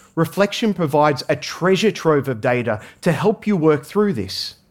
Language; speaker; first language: English; native; English